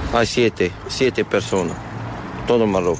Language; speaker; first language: Spanish; non-native, learner; Arabic